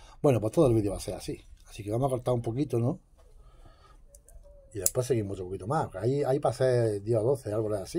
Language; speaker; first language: Spanish; native; Spanish